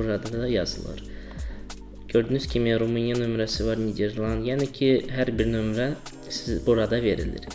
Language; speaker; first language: Turkish; non-native, learner; Azerbaijani